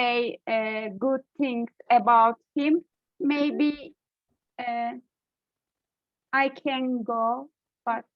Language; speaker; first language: English; non-native, learner; Turkish